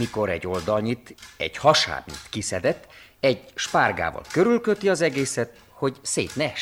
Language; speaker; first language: Hungarian; native; Hungarian